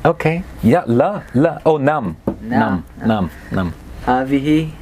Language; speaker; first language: Arabic; non-native, learner; English